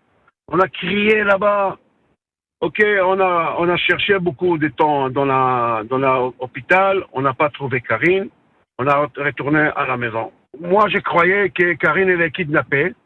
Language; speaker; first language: French; non-native, learner; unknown